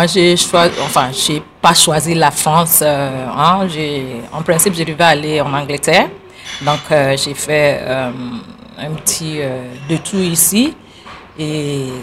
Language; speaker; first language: French; non-native, fluent; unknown